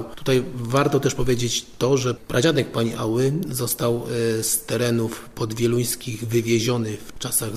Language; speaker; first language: Polish; native; Polish